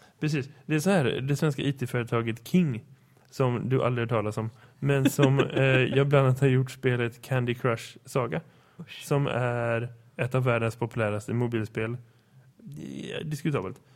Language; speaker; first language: Swedish; native; Swedish